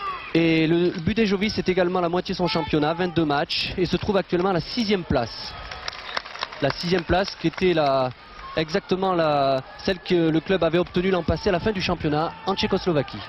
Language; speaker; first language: French; native; French